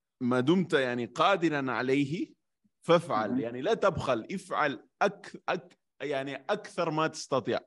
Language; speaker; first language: Arabic; non-native, fluent; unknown